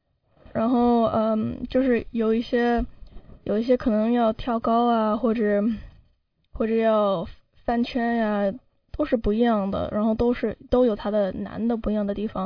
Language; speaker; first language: Chinese; early bilingual, heritage; Chinese